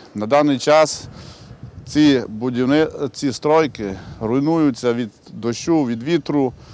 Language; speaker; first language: Ukrainian; native; Ukrainian